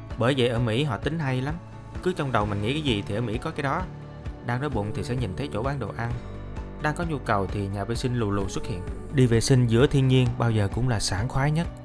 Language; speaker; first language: Vietnamese; native; Vietnamese